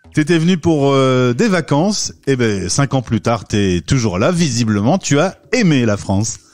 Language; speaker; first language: French; native; French